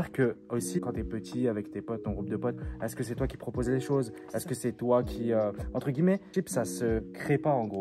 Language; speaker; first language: French; early bilingual, other home language; Turkish